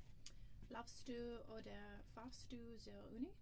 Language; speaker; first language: German; non-native, learner; English